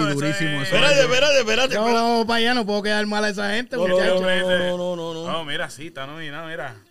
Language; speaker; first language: Spanish; native; Spanish